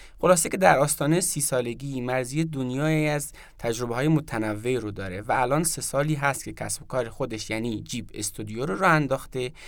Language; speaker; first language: Persian; native; Persian